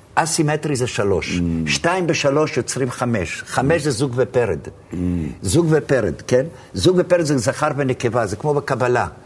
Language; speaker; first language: Hebrew; early bilingual, other home language; Arabic